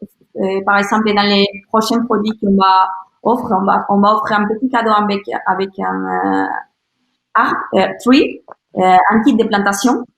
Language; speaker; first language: French; non-native, learner; Spanish